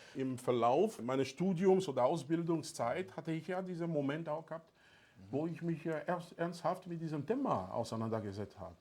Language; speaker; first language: German; non-native, fluent; Ewe